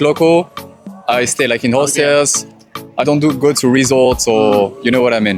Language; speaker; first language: English; non-native, fluent; French